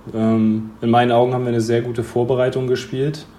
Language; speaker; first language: German; native; German